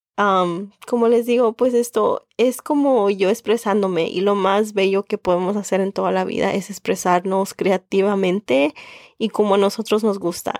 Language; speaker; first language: Spanish; early bilingual, heritage; Spanish